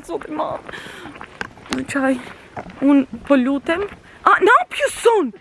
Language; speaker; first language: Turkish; non-native, fluent; Albanian